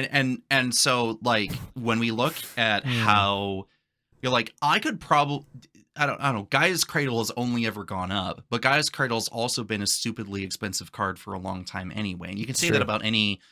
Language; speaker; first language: English; native; English